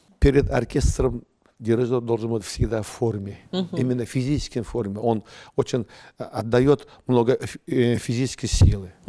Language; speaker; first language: Russian; non-native, local second language; Uzbek